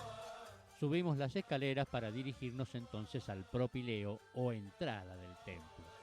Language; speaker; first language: Spanish; native; Spanish